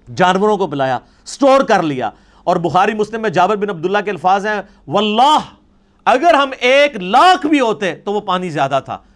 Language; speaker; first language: Urdu; non-native, local second language; Punjabi